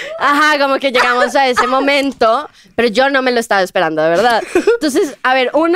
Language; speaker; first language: Spanish; native; Spanish